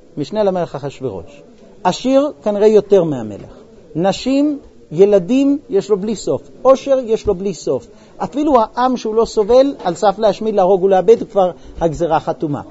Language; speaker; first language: Hebrew; non-native, fluent; English